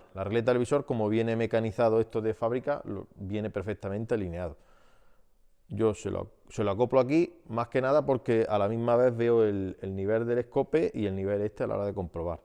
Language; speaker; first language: Spanish; native; Spanish